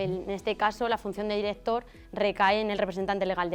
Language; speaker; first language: Spanish; native; Spanish